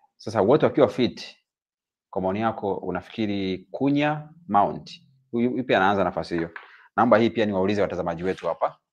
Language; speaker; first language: Swahili; native; Swahili